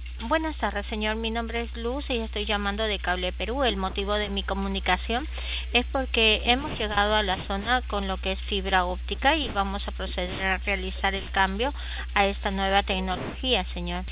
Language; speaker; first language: Spanish; native; Spanish